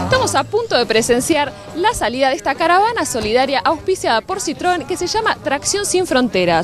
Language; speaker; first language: Spanish; native; Spanish